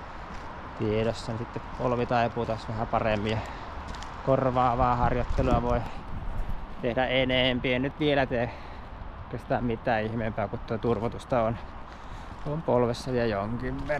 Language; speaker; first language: Finnish; native; Finnish